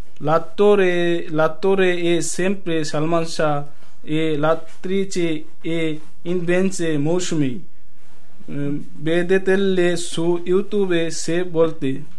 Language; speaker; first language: Italian; non-native, learner; Bangla